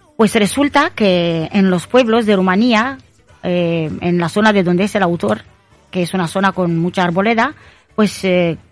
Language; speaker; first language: Spanish; non-native, fluent; Romanian